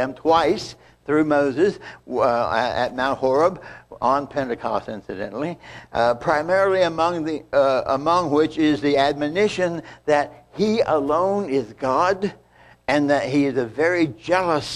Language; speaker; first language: English; native; English